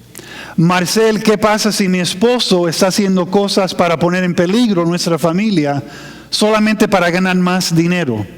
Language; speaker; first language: Spanish; non-native, fluent; English